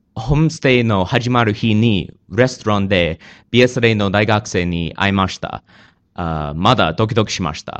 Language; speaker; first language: Japanese; non-native, learner; English